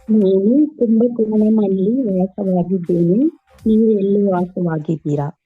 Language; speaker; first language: Kannada; non-native, learner; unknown